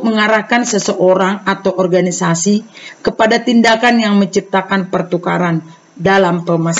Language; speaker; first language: Indonesian; native; Indonesian